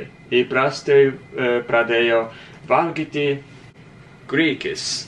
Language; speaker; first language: Lithuanian; non-native, learner; Japanese